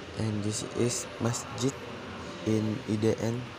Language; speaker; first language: English; non-native, learner; Indonesian